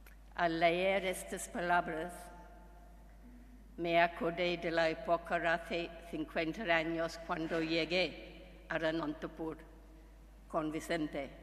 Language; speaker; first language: Spanish; non-native, fluent; English